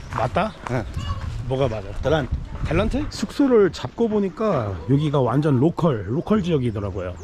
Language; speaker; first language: Korean; native; Korean